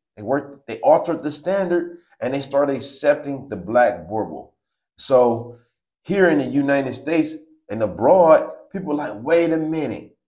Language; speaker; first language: English; native; English